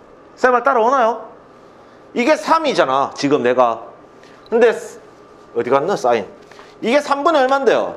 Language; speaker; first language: Korean; native; Korean